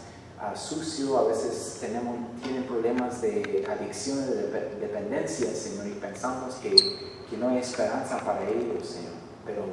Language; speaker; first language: Spanish; non-native, fluent; English